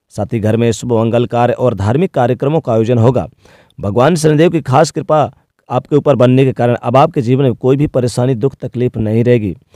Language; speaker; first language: Hindi; native; Hindi